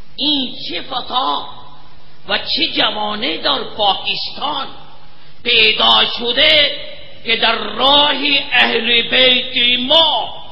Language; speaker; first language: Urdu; non-native, fluent; Persian